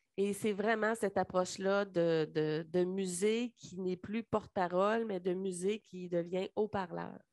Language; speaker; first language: French; native; French